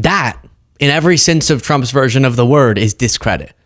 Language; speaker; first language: English; native; English